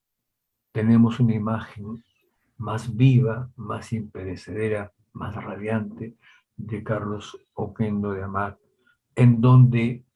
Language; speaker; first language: Spanish; native; Spanish